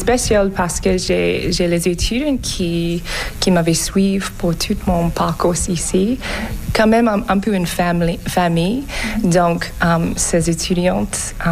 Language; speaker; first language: French; non-native, learner; English